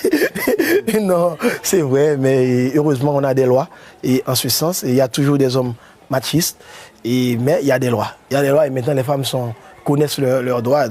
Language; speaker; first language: French; non-native, local second language; Haitian Creole